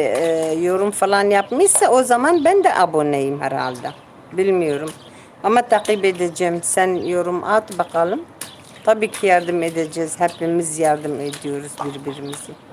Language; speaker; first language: Turkish; non-native, local second language; Kurdish